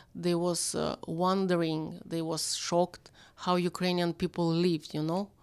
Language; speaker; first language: English; non-native, learner; Ukrainian